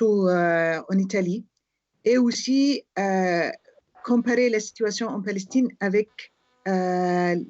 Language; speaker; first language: French; non-native, fluent; Arabic